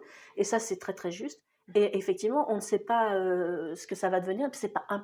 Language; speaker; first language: French; native; French